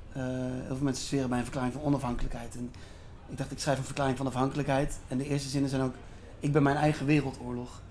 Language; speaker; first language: Dutch; native; Dutch